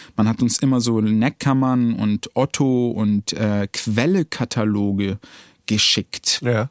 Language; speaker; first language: German; early bilingual, other home language; Arabic